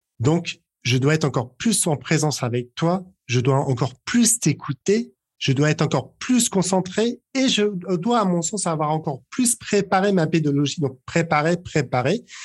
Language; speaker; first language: French; native; French